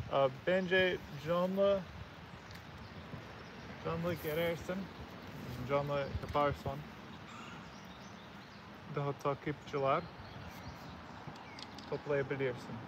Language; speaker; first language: Turkish; non-native, learner; English